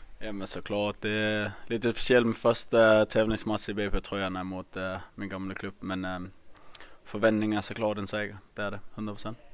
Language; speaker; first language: Swedish; non-native, fluent; Danish